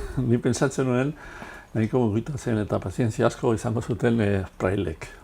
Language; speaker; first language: Basque; non-native, local second language; Spanish